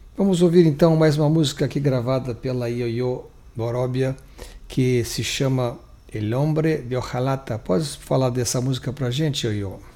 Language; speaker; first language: Portuguese; native; Portuguese